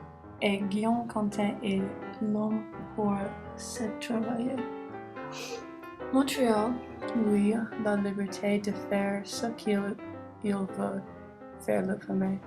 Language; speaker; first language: French; non-native, learner; English